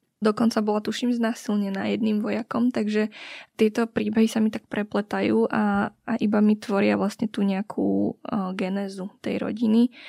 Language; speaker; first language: Slovak; early bilingual, other home language; Vietnamese